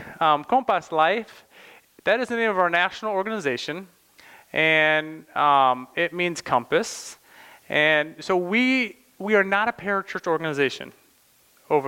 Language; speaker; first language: English; native; English